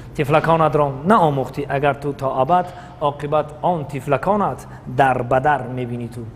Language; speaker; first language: Tajik; native; Tajik